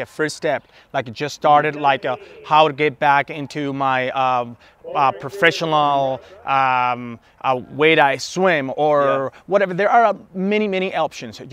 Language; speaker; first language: English; non-native, fluent; Spanish